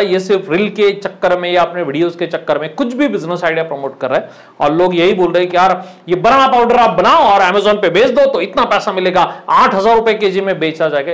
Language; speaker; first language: Hindi; non-native, local second language; Marathi